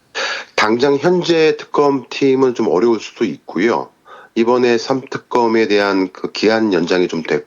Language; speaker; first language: Korean; native; Korean